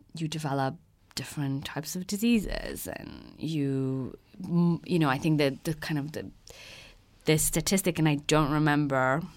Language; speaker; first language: English; early bilingual, other home language; Persian